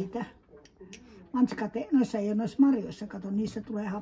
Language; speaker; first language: Finnish; native; Finnish